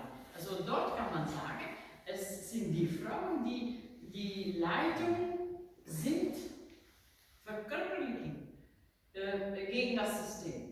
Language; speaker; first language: German; non-native, learner; Dutch